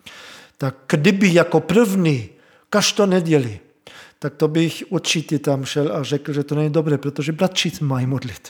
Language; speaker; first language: Czech; non-native, fluent; German